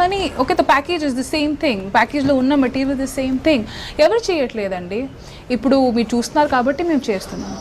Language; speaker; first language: Telugu; non-native, local second language; Hindi